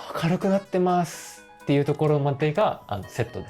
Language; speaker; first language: Japanese; native; Japanese